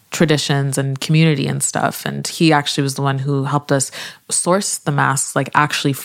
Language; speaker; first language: English; native; English